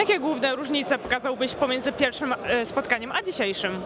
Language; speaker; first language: Polish; native; Polish